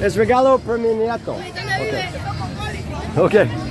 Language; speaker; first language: Spanish; non-native, learner; English